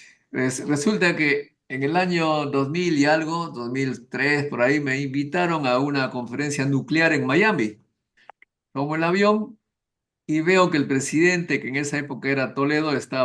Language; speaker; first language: Spanish; native; Spanish